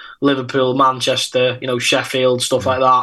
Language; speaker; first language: English; native; English